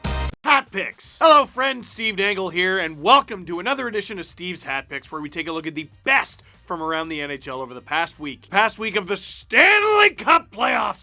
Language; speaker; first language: English; native; English